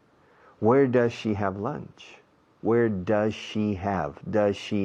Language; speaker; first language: English; non-native, fluent; Spanish